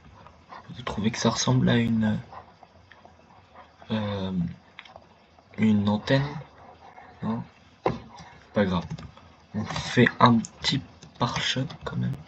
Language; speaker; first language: French; native; French